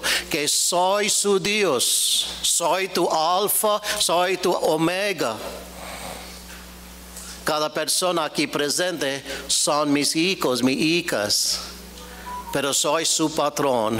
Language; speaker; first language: Spanish; non-native, fluent; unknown